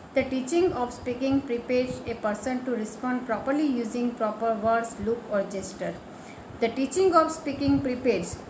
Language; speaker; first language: English; non-native, local second language; Gujarati